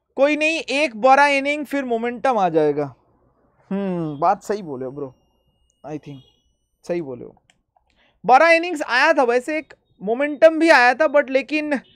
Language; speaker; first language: Hindi; non-native, local second language; Bangla